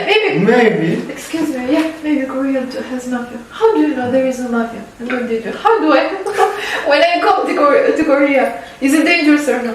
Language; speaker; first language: English; non-native, fluent; Albanian